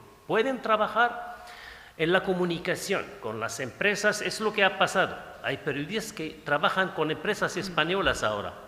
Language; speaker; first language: Spanish; non-native, fluent; Arabic